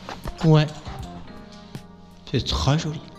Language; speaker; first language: French; native; French